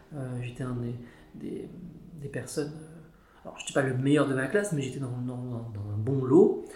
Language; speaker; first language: French; native; French